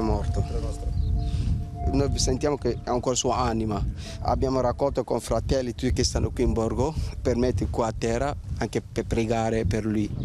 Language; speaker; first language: Italian; non-native, learner; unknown